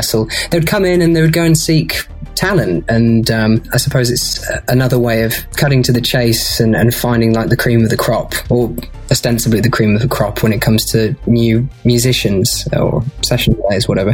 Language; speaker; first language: English; native; English